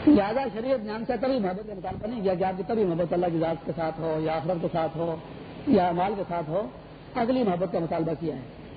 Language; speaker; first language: Urdu; non-native, local second language; Pashto